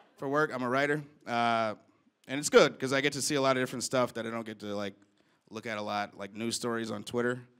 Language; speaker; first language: English; native; English